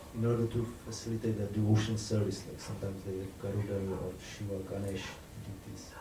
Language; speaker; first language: English; non-native, fluent; Czech